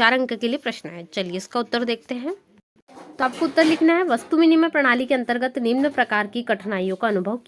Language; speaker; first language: Hindi; native; Hindi